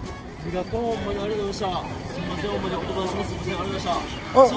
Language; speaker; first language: Japanese; native; Japanese